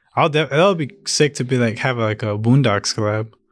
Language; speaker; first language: English; early bilingual, other home language; Spanish